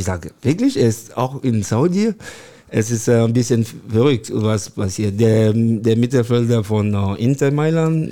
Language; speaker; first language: German; non-native, learner; French